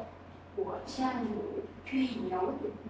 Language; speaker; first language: Chinese; non-native, learner; Vietnamese